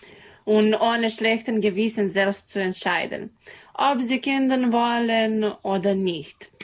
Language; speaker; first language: German; non-native, learner; Serbian